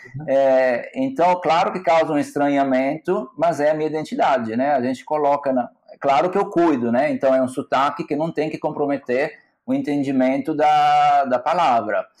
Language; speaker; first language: Portuguese; non-native, fluent; Italian